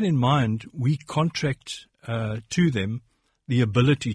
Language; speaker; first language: English; native; English